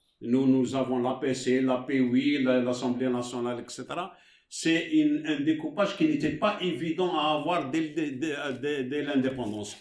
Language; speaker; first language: French; non-native, local second language; Arabic